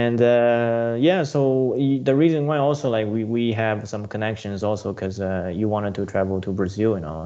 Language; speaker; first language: English; non-native, fluent; Chinese